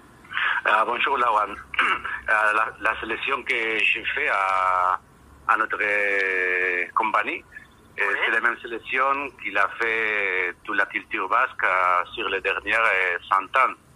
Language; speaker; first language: French; non-native, learner; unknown